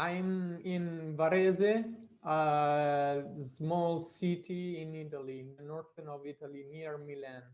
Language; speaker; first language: English; non-native, fluent; Italian